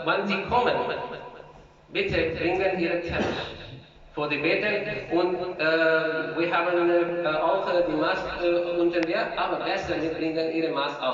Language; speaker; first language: German; non-native, learner; Urdu